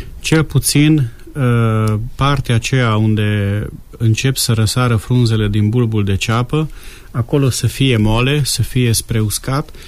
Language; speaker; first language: Romanian; non-native, local second language; Hungarian